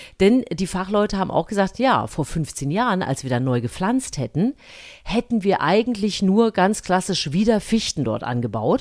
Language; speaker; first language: German; native; German